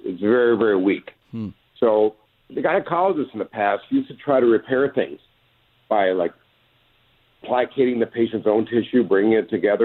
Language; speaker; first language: English; native; English